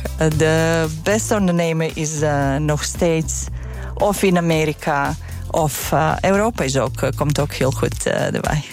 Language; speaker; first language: Dutch; non-native, fluent; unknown